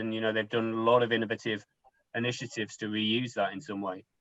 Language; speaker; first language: English; native; English